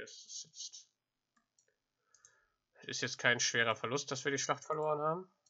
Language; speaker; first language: German; native; German